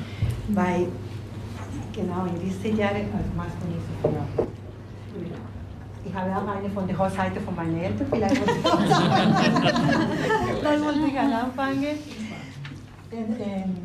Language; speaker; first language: German; non-native, learner; Spanish